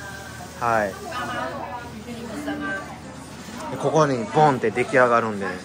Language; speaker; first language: Japanese; native; Japanese